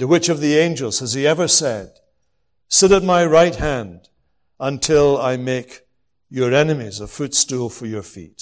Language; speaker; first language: English; native; English